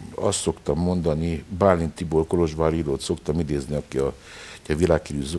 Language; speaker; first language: Hungarian; native; Hungarian